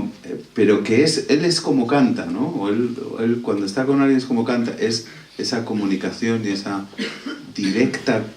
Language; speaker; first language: Spanish; native; Spanish